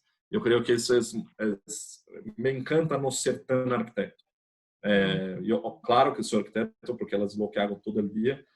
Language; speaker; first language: Spanish; non-native, fluent; Portuguese